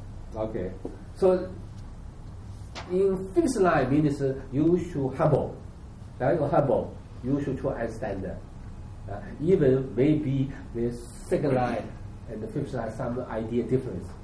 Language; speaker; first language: English; non-native, learner; Chinese